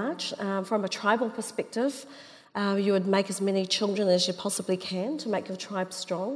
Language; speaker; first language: English; native; English